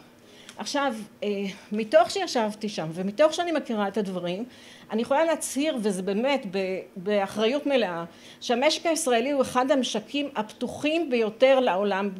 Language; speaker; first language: Hebrew; native; Hebrew